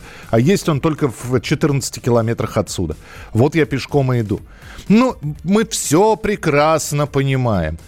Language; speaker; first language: Russian; native; Russian